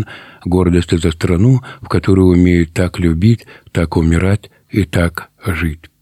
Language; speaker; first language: Russian; native; Russian